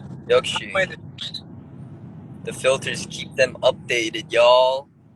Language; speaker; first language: English; early bilingual, other home language; Korean